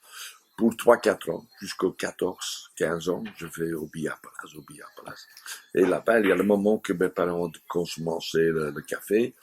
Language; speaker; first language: French; non-native, fluent; Dutch